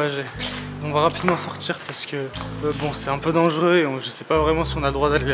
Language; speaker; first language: French; native; French